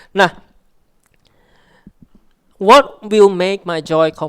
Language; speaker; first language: English; non-native, local second language; Indonesian